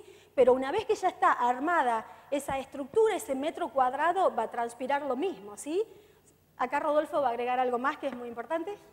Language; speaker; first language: Spanish; native; Spanish